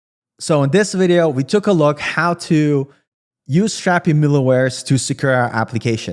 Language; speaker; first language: English; native; English